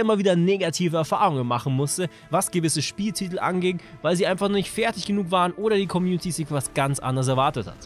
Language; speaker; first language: German; native; German